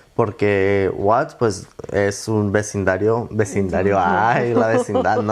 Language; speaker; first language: Spanish; early bilingual, other home language; English